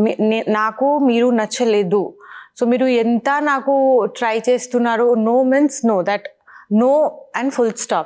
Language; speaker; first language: Telugu; non-native, learner; Bangla